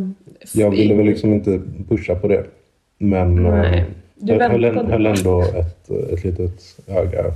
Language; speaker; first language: Swedish; native; Swedish